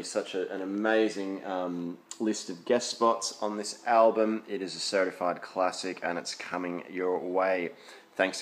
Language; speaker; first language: English; native; English